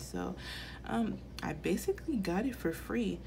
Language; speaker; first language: English; native; English